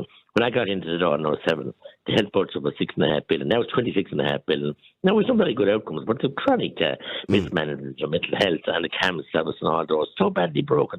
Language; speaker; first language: English; native; English